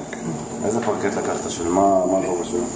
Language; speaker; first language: Hebrew; native; Hebrew